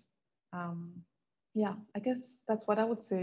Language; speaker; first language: English; non-native, local second language; French